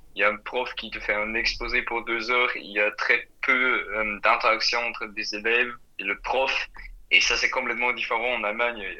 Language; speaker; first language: French; non-native, fluent; German